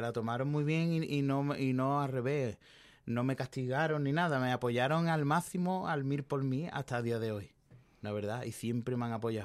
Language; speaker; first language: Spanish; native; Spanish